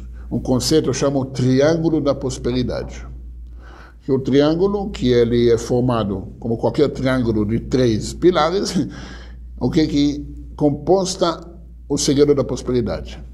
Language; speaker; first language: Portuguese; non-native, fluent; Hebrew